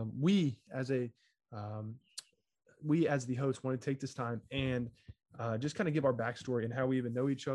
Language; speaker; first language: English; native; English